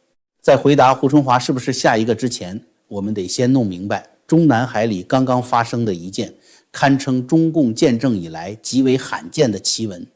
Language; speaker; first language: Chinese; native; Chinese